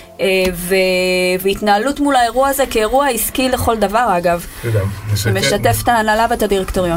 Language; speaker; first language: Hebrew; native; Hebrew